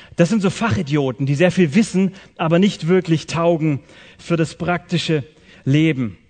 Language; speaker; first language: German; native; German